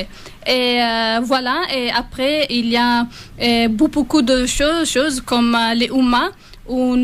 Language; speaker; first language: French; non-native, fluent; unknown